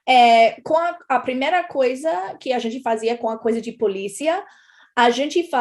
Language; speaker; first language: Portuguese; non-native, fluent; English